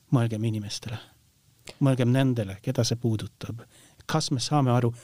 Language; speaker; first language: Estonian; non-native, fluent; Norwegian